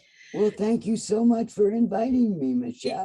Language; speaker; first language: English; native; English